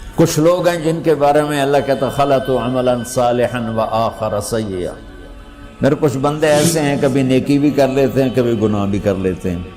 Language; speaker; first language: Urdu; non-native, local second language; Punjabi